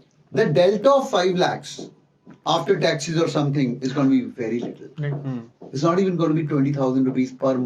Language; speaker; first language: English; non-native, local second language; Hindi